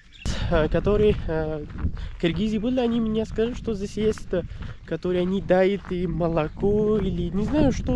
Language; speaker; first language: Russian; non-native, learner; Urdu